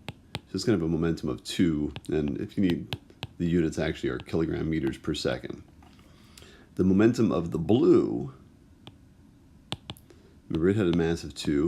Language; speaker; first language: English; native; English